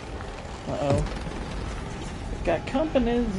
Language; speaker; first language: English; native; English